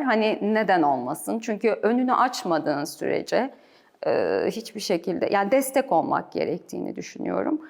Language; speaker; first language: Turkish; native; Turkish